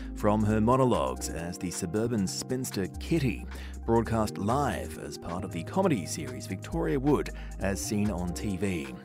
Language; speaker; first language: English; native; English